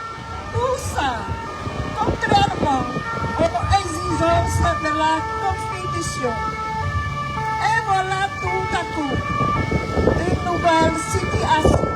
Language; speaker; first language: French; non-native, fluent; Khmer